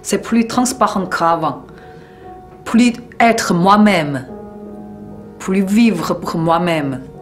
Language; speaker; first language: French; non-native, learner; Chinese